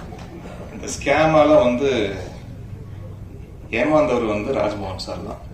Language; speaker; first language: Tamil; native; Tamil